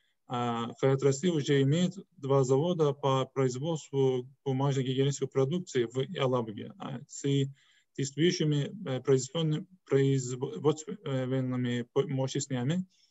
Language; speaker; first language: Russian; non-native, fluent; Turkish